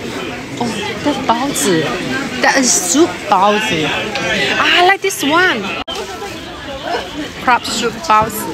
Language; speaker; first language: English; non-native, learner; Chinese